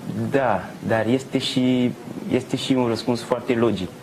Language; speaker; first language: Romanian; non-native, fluent; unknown